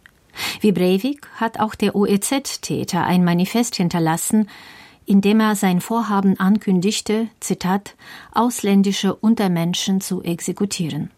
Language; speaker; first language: German; native; German